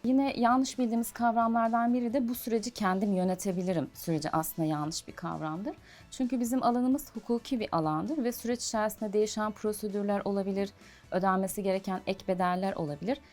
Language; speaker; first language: Turkish; native; Turkish